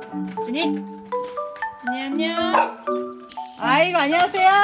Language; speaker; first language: Korean; native; Korean